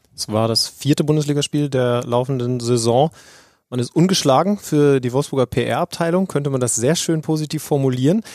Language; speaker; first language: German; native; German